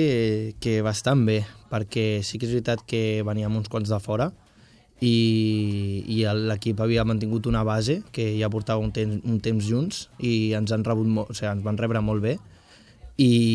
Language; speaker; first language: Catalan; non-native, fluent; Portuguese